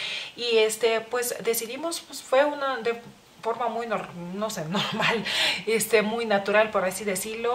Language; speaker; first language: Spanish; non-native, fluent; Lithuanian